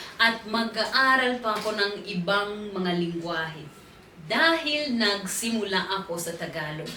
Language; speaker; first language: Filipino; non-native, fluent; Swahili